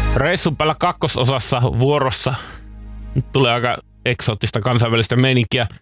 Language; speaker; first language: Finnish; native; Finnish